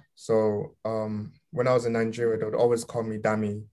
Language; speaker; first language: English; early bilingual, other home language; Yoruba